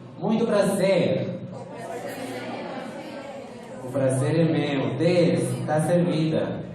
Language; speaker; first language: Portuguese; non-native, fluent; Spanish